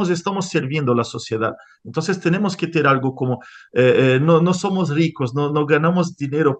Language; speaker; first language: Spanish; non-native, fluent; Portuguese